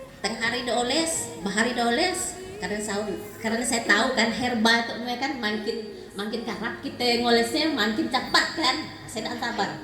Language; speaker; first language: Indonesian; native; Indonesian